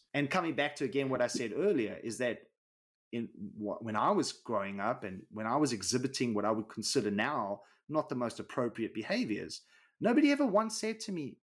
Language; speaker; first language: English; native; English